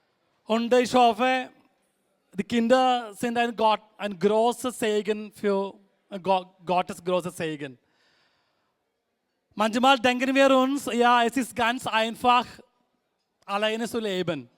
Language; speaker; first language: German; non-native, fluent; Malayalam